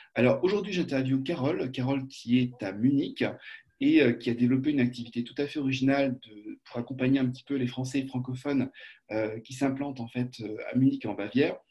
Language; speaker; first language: French; native; French